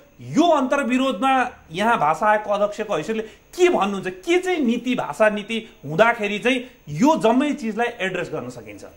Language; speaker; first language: Nepali; native; Nepali